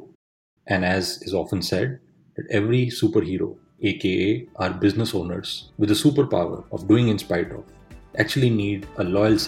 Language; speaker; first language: English; non-native, local second language; Hindi